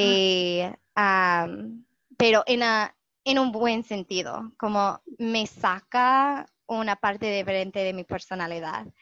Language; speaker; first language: Spanish; non-native, fluent; English